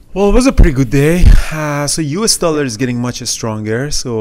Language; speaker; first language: English; native; English